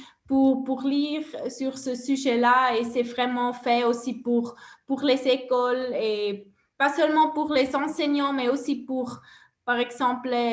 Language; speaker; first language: French; non-native, local second language; German